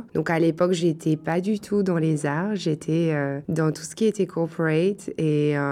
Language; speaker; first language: French; native; French